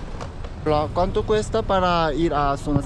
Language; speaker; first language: Spanish; non-native, learner; Korean